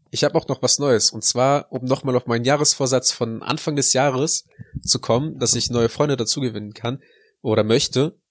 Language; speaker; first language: German; early bilingual, other home language; Russian